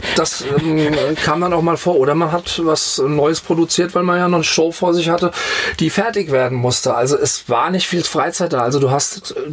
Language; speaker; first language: German; native; German